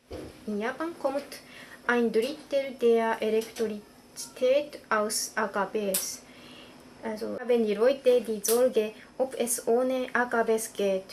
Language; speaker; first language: German; non-native, learner; Japanese